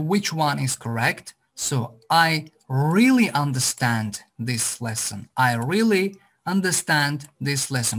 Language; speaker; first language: English; non-native, fluent; Azerbaijani